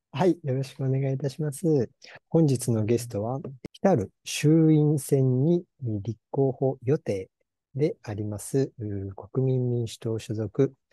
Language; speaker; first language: Japanese; native; Japanese